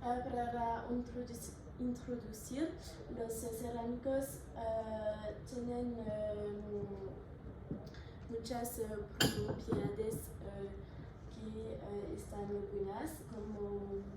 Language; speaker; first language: Spanish; non-native, learner; French